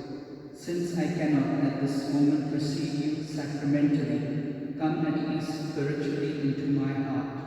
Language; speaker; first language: English; non-native, local second language; Konkani